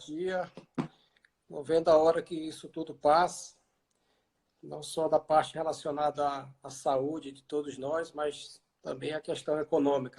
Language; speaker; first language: Portuguese; native; Portuguese